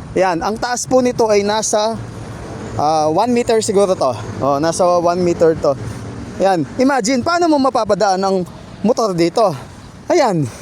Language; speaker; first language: Filipino; native; Filipino